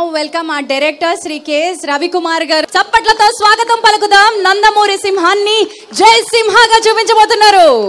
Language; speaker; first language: Telugu; native; Telugu